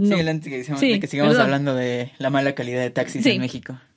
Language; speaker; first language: Spanish; native; Spanish